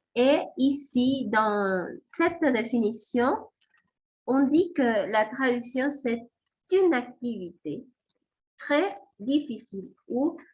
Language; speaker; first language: French; non-native, fluent; Spanish